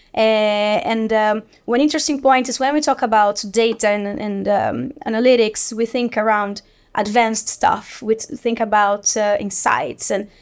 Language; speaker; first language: English; non-native, fluent; Portuguese